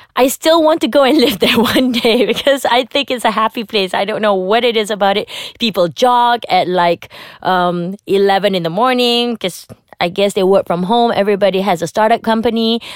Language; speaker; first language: English; non-native, local second language; Malay